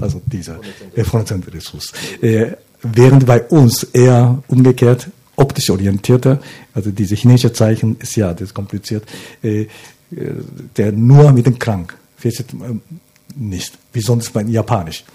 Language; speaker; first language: German; non-native, fluent; Japanese